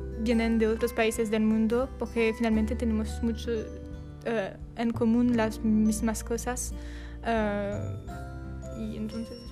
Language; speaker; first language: Spanish; non-native, learner; French